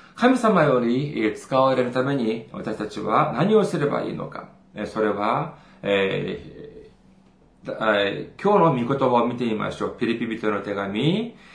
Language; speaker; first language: Japanese; non-native, fluent; Korean